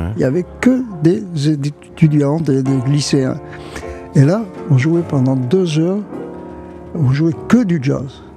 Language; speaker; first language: French; native; French